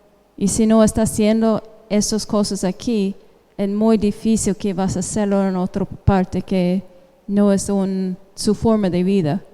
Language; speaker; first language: Spanish; non-native, fluent; English